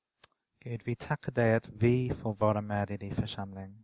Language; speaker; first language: Swedish; non-native, fluent; English